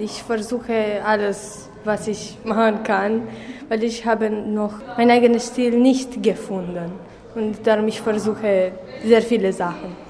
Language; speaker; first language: German; non-native, local second language; Romanian